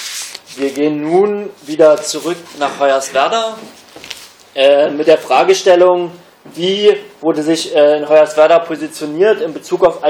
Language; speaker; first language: German; native; German